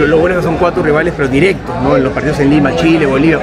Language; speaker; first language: Spanish; native; Spanish